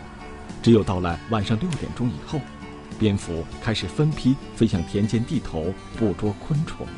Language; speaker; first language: Chinese; native; Chinese